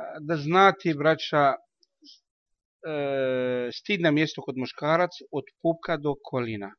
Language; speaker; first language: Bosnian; non-native, learner; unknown